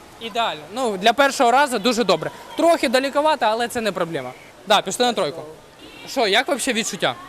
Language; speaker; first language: Ukrainian; native; Ukrainian